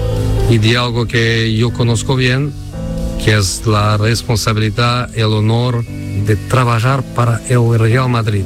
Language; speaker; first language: Spanish; non-native, fluent; Portuguese